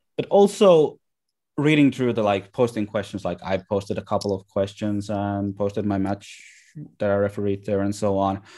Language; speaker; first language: English; non-native, fluent; Finnish